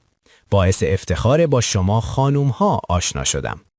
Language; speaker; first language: Persian; native; Persian